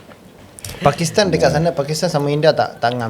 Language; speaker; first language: Malay; native; Malay